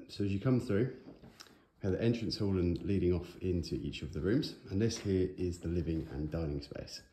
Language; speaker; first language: English; native; English